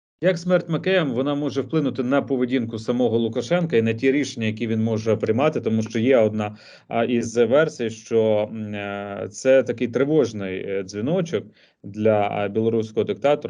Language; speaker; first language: Ukrainian; native; Ukrainian